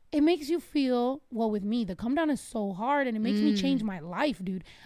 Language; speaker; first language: English; early bilingual, other home language; Spanish